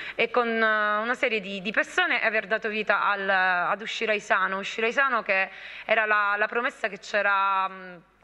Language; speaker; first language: Italian; native; Italian